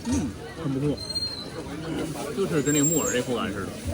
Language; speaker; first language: Chinese; native; Chinese